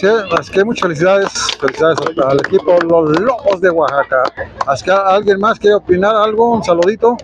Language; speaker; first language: Spanish; native; Spanish